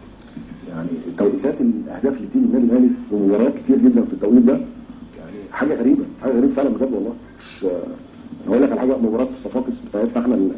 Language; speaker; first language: Arabic; native; Arabic